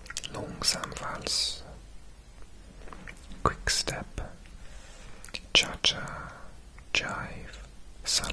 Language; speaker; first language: Swedish; non-native, learner; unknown